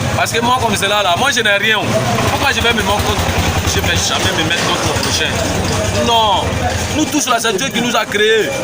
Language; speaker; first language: French; non-native, local second language; Bambara